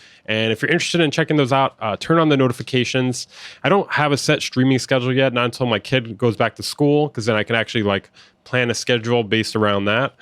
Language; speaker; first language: English; native; English